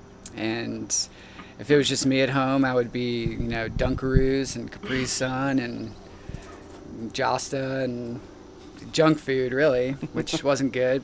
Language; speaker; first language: English; native; English